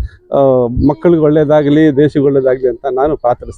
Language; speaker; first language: Kannada; non-native, local second language; Urdu